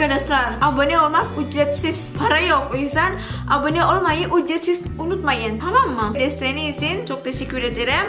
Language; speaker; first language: Turkish; non-native, learner; Indonesian